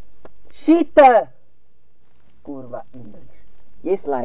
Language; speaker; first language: English; non-native, learner; Slovak